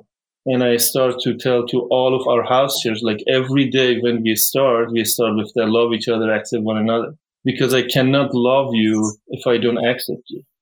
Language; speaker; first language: English; non-native, fluent; Persian